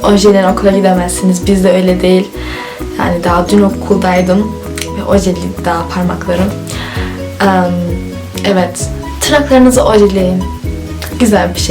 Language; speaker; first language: Turkish; early bilingual, heritage; Turkish